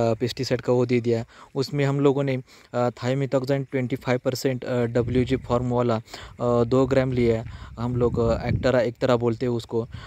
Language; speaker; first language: Hindi; native; Hindi